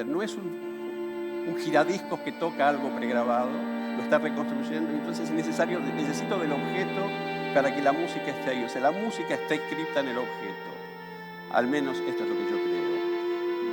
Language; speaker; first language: Spanish; native; Spanish